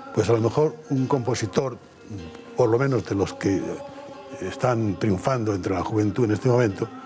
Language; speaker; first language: Spanish; native; Spanish